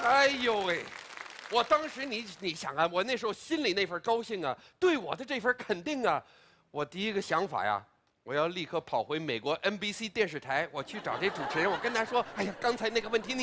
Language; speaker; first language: Chinese; non-native, fluent; English